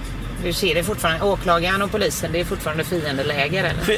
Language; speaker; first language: Swedish; native; Swedish